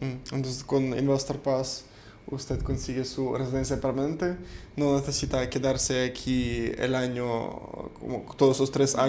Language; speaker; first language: Spanish; non-native, fluent; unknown